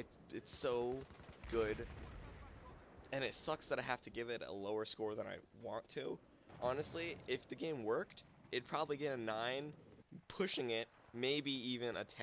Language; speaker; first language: English; native; English